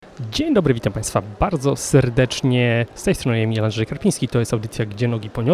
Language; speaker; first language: Polish; native; Polish